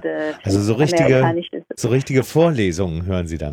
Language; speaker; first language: German; native; German